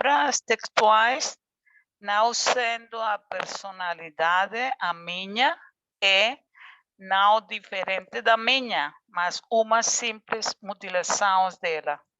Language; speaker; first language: Portuguese; non-native, learner; Spanish